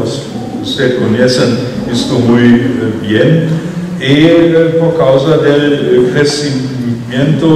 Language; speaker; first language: Portuguese; non-native, fluent; German